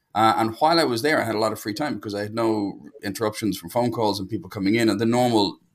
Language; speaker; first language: English; native; English